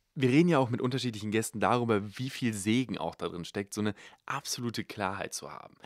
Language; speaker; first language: German; native; German